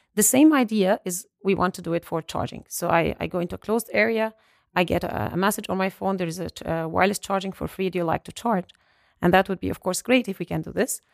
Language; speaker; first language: English; non-native, fluent; Arabic